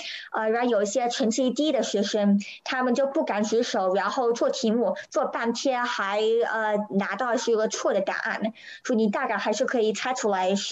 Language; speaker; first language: Chinese; early bilingual, heritage; Chinese